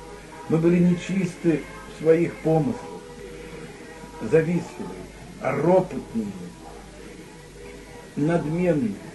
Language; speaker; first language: Russian; native; Russian